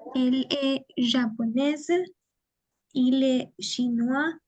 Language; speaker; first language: French; non-native, learner; Spanish